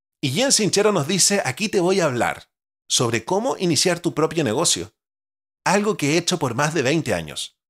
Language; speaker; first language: Spanish; native; Spanish